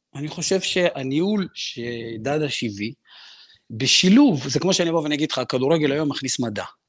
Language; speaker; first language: Hebrew; early bilingual, other home language; Russian